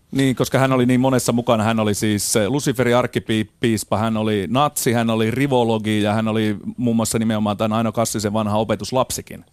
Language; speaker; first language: Finnish; native; Finnish